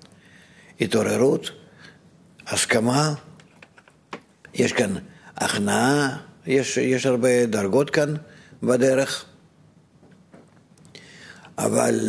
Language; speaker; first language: Hebrew; non-native, fluent; Russian